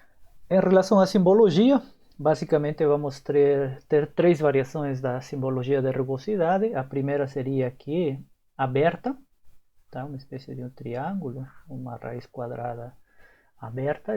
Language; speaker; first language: Portuguese; native; Portuguese